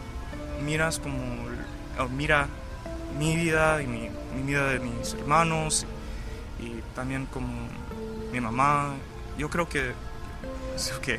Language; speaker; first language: Spanish; early bilingual, heritage; English